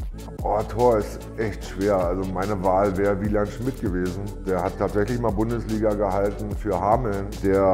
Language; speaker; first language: German; native; German